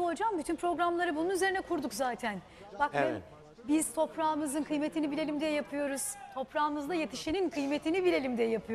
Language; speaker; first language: Turkish; native; Turkish